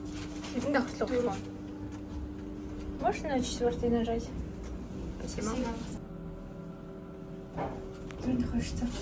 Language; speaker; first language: Russian; non-native, learner; Mongolian